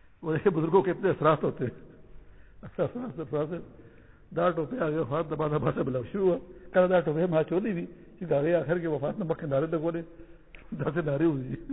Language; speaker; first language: Urdu; non-native, local second language; Pashto